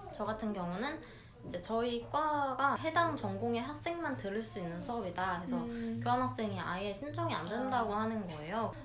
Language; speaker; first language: Korean; native; Korean